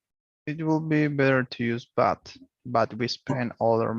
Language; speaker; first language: English; non-native, learner; Spanish